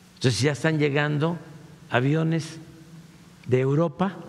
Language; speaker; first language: Spanish; native; Spanish